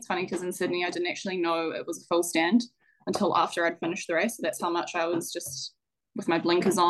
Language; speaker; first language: English; native; English